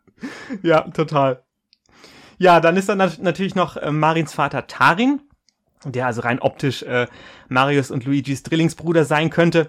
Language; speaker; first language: German; native; German